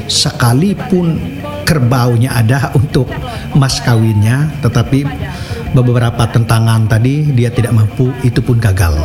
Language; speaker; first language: Indonesian; non-native, local second language; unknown